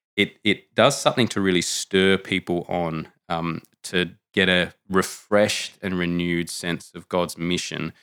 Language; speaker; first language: English; native; English